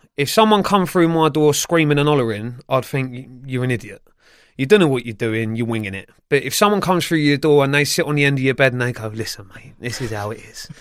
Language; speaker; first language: English; native; English